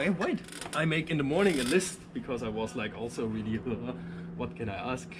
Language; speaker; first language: English; non-native, fluent; German